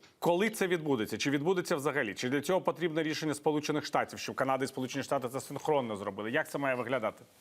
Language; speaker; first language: Ukrainian; native; Ukrainian